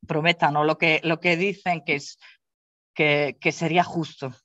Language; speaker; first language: Spanish; non-native, fluent; Dutch